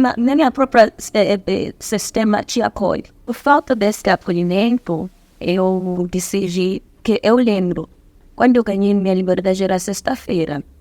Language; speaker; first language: Portuguese; non-native, fluent; Zulu